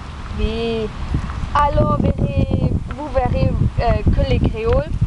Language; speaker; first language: French; non-native, learner; German